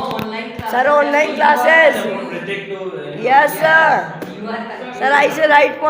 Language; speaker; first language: English; non-native, learner; Hindi